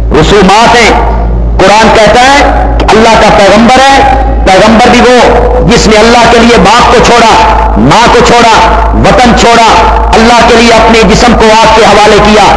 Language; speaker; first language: Urdu; non-native, local second language; Punjabi